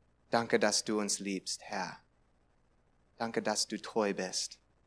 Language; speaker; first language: German; non-native, learner; English